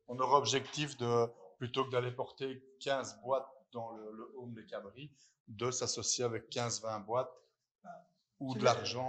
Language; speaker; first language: French; native; French